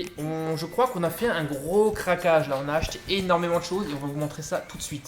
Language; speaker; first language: French; native; French